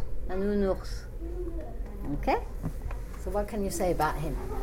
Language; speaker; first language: English; native; English